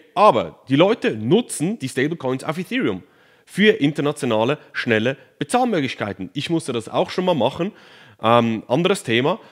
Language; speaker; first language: German; native; German